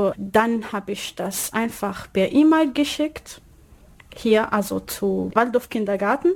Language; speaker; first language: German; non-native, learner; Arabic